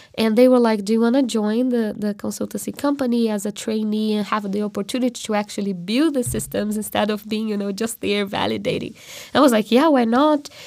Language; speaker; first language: English; non-native, fluent; Portuguese